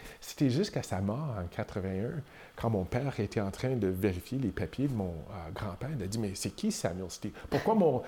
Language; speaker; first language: French; non-native, local second language; English